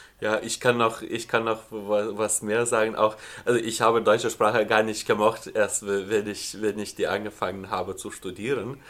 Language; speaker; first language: German; non-native, fluent; Lithuanian